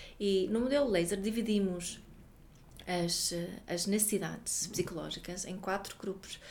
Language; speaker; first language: Portuguese; non-native, fluent; Swedish